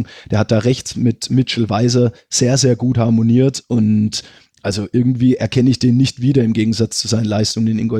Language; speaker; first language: German; native; German